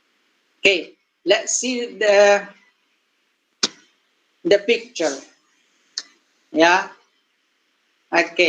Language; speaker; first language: English; non-native, learner; Indonesian